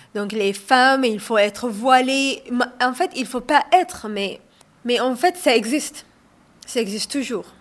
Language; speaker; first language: French; non-native, fluent; Arabic